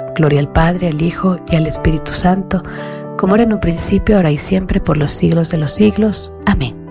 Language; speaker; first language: Spanish; native; Spanish